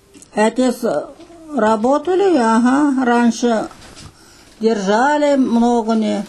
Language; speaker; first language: Russian; non-native, local second language; Kazakh